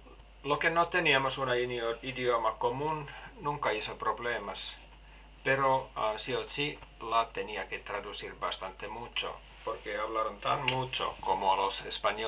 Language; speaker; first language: Spanish; non-native, fluent; Finnish